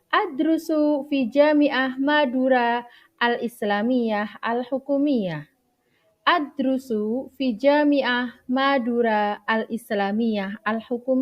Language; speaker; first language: Arabic; non-native, fluent; Indonesian